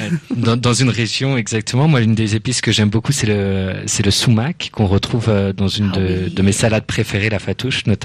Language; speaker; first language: French; native; French